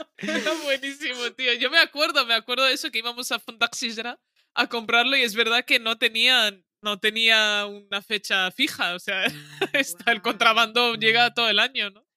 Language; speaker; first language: Spanish; early bilingual, other home language; Arabic